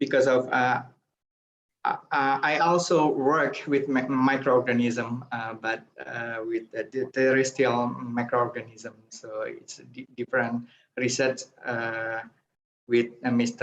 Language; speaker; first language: English; non-native, fluent; Indonesian